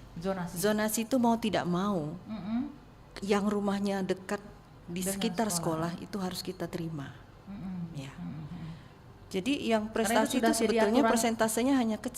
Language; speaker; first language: Indonesian; native; Indonesian